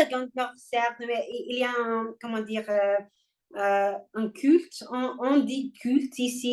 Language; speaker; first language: French; non-native, learner; English